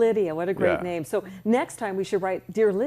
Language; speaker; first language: English; native; English